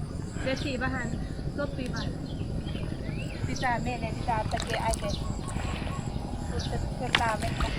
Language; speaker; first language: Finnish; non-native, learner; Thai